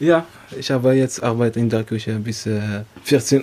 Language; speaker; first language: German; non-native, learner; Arabic